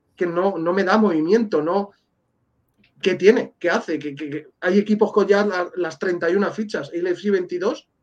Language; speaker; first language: Spanish; native; Spanish